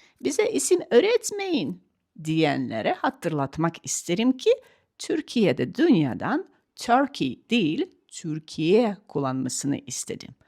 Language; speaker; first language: Turkish; non-native, fluent; Ukrainian